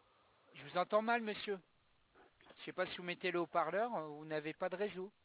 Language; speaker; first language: French; native; French